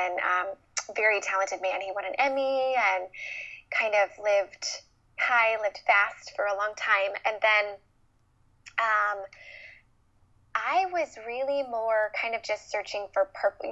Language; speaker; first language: English; native; English